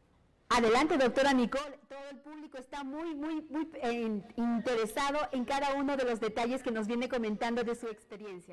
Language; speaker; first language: Spanish; native; Spanish